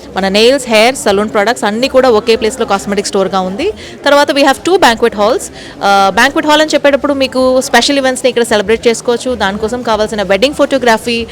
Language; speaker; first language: Telugu; native; Telugu